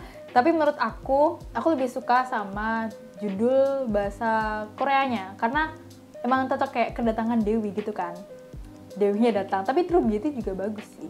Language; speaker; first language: Indonesian; native; Indonesian